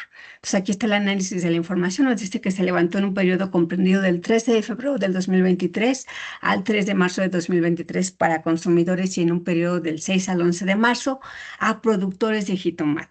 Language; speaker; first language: Spanish; native; Spanish